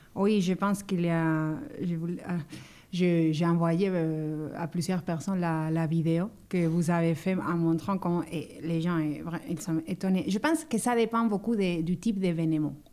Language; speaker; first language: French; non-native, fluent; Spanish